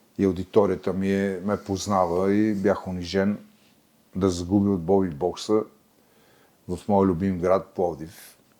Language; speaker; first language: Bulgarian; native; Bulgarian